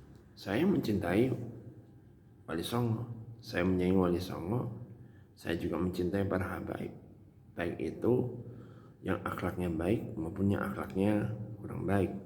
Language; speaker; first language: Indonesian; native; Indonesian